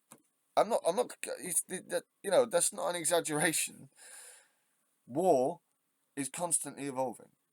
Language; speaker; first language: English; native; English